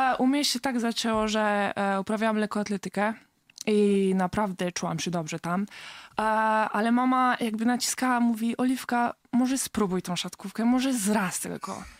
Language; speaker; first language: Polish; early bilingual, heritage; Polish